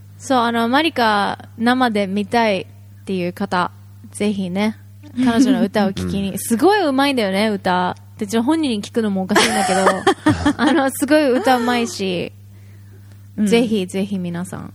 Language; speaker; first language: Japanese; native; Japanese